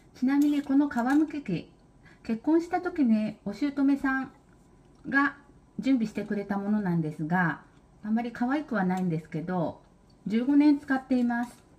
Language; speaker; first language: Japanese; native; Japanese